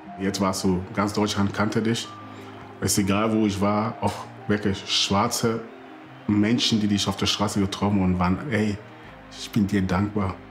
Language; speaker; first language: German; early bilingual, other home language; Akan